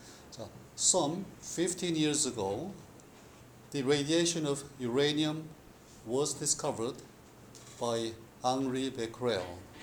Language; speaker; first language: English; non-native, fluent; Korean